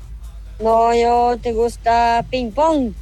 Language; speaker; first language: Spanish; non-native, learner; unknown